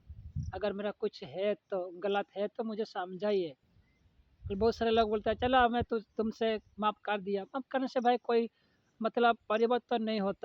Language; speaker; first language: Hindi; non-native, local second language; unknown